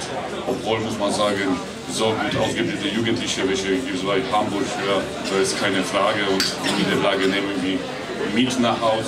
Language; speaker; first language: German; non-native, fluent; Polish